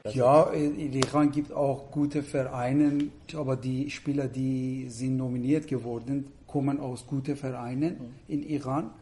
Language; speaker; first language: German; non-native, fluent; Persian